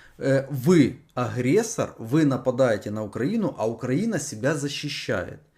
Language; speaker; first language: Russian; native; Russian